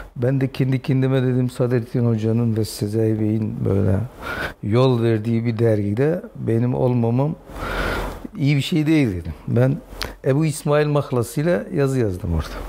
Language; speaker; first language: Turkish; non-native, local second language; Zaza